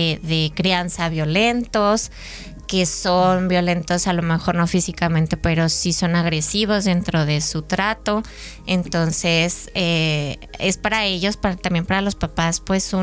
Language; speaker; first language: Spanish; native; Spanish